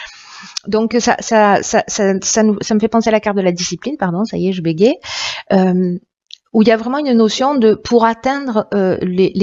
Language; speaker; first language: French; native; French